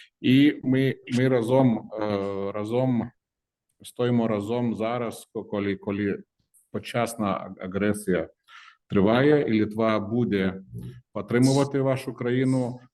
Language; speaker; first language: Ukrainian; non-native, fluent; Lithuanian